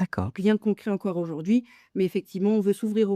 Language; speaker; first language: French; native; French